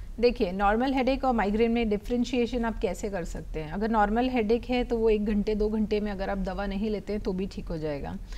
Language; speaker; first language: Hindi; native; Hindi